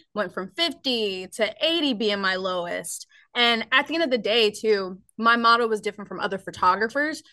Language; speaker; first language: English; native; English